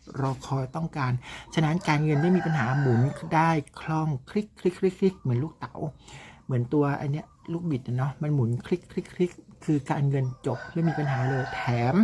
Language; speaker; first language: Thai; native; Thai